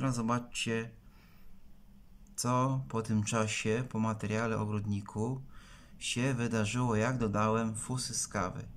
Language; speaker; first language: Polish; native; Polish